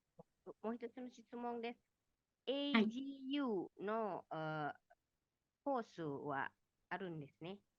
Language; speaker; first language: Japanese; non-native, fluent; Indonesian